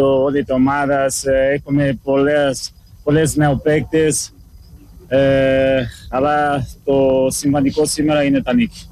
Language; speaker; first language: Greek; non-native, learner; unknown